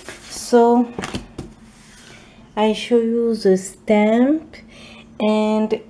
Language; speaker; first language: English; non-native, learner; French